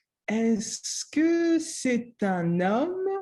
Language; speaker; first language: French; non-native, learner; English